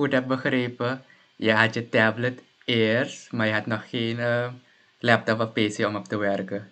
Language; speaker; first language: Dutch; native; Dutch